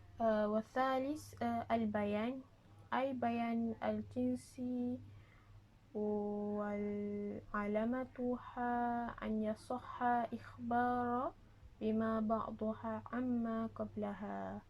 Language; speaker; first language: Arabic; non-native, learner; Malay